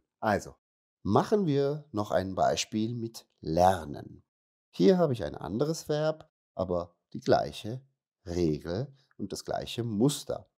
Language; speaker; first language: German; non-native, fluent; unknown